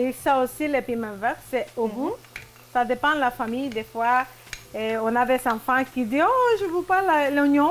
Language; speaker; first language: French; non-native, fluent; Spanish